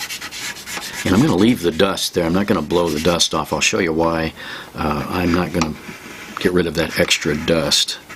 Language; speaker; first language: English; native; English